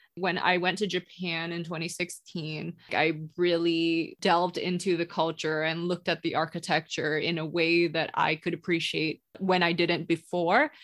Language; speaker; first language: English; non-native, local second language; Indonesian